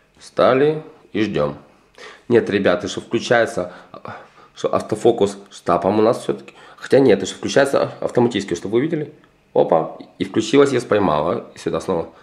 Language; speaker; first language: Russian; native; Russian